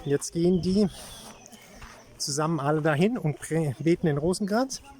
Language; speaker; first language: German; non-native, fluent; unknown